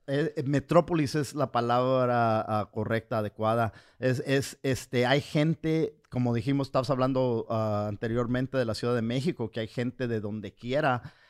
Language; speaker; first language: Spanish; early bilingual, heritage; Spanish